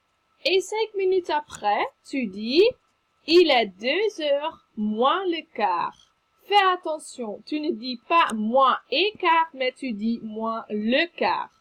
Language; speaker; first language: French; non-native, fluent; Dutch